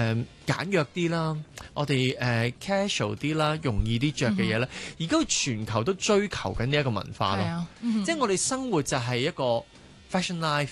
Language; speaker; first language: Cantonese; native; Cantonese